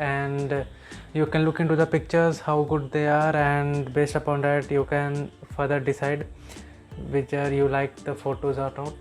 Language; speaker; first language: English; non-native, local second language; Hindi